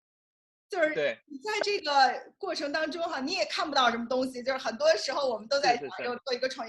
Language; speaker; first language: Chinese; native; Chinese